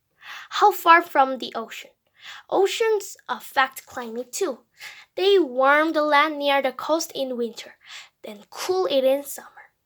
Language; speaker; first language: English; non-native, fluent; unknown